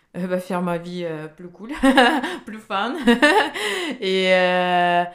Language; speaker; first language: French; non-native, learner; Russian